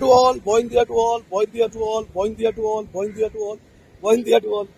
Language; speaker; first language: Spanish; non-native, learner; Hindi